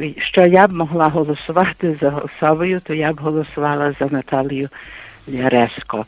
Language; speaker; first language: Ukrainian; early bilingual, heritage; Ukrainian